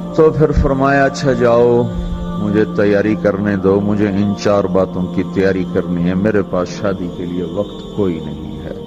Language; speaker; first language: Urdu; non-native, local second language; Punjabi